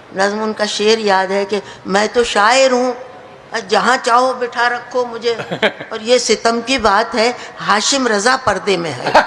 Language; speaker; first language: Urdu; native; Urdu